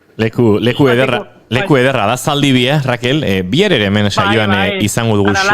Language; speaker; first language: Basque; native; Basque